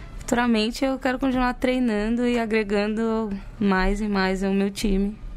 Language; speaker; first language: Portuguese; native; Portuguese